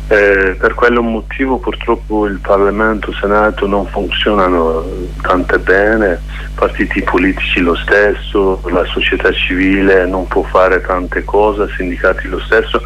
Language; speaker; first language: Italian; non-native, learner; Kurdish